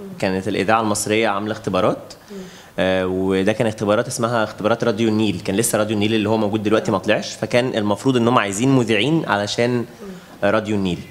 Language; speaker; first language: Arabic; native; Arabic